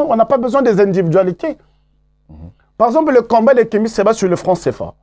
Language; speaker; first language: French; non-native, local second language; Kongo